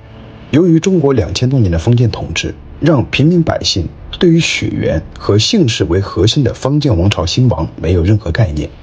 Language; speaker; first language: Chinese; native; Chinese